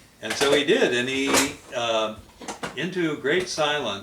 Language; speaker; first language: English; native; English